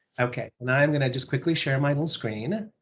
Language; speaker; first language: English; native; English